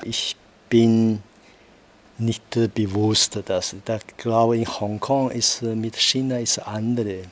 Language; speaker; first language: German; non-native, learner; Chinese